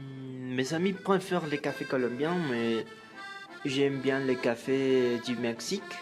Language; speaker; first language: French; non-native, learner; Spanish